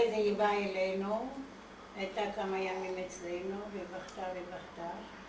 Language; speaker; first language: Hebrew; non-native, fluent; Hungarian